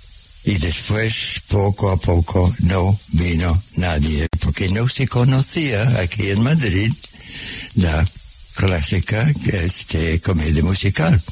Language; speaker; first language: Spanish; non-native, fluent; English